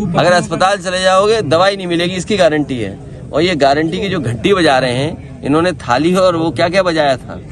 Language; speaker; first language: Hindi; native; Hindi